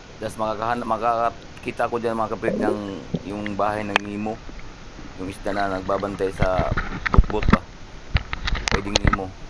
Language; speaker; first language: Filipino; non-native, local second language; Cebuano